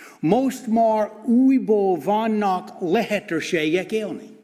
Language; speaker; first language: Hungarian; non-native, fluent; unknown